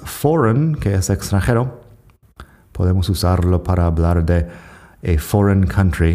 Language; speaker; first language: Spanish; non-native, fluent; English